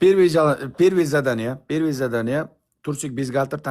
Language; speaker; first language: Russian; non-native, learner; Uzbek